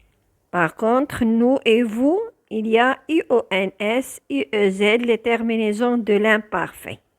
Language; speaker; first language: French; non-native, local second language; Arabic